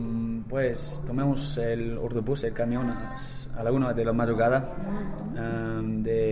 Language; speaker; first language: Spanish; non-native, learner; English